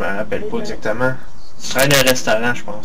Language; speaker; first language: French; native; French